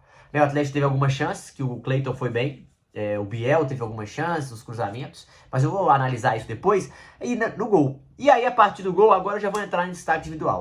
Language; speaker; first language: Portuguese; native; Portuguese